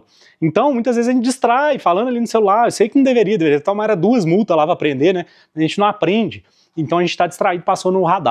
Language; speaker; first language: Portuguese; native; Portuguese